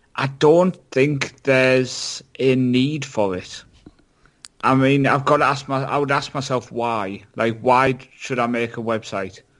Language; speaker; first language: English; native; English